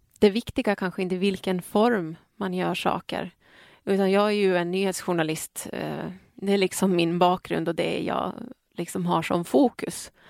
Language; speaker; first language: Swedish; native; Swedish